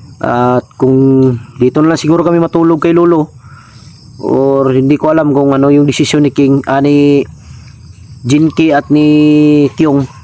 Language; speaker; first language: Filipino; non-native, local second language; Cebuano